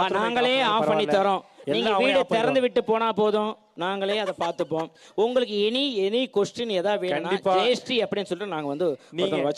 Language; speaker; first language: Tamil; native; Tamil